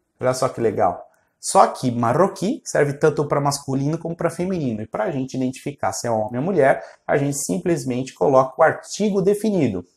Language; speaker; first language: Portuguese; non-native, fluent; Spanish